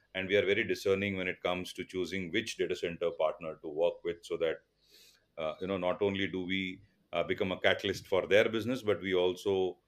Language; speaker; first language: English; non-native, local second language; Tulu